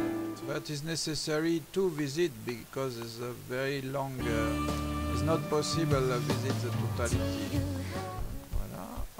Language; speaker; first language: English; non-native, learner; French